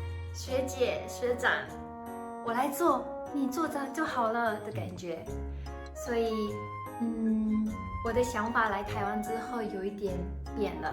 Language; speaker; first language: Chinese; non-native, fluent; Japanese